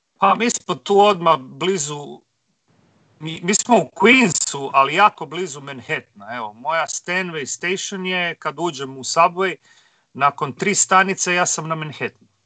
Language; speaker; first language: Croatian; native; Croatian